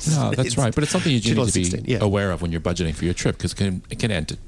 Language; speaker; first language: English; native; English